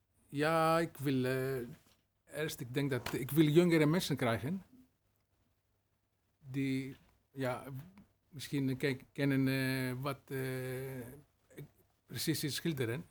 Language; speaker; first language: Dutch; non-native, learner; Greek